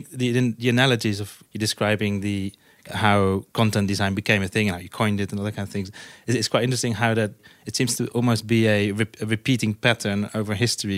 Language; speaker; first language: English; non-native, fluent; Dutch